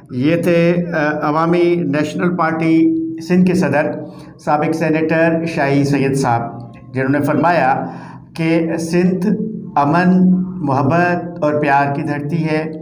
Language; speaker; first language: Urdu; native; Urdu